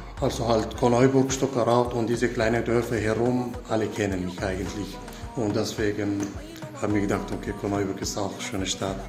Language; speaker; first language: German; non-native, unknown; Kurdish